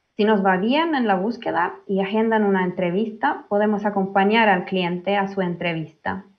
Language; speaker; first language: Spanish; early bilingual, heritage; Finnish